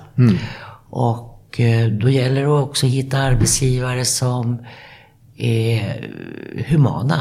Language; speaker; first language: Swedish; native; Swedish